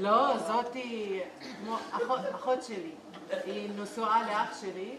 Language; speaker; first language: Hebrew; non-native, local second language; Arabic